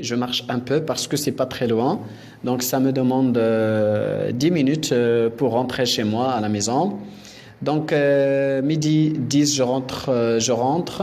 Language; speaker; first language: French; non-native, local second language; Arabic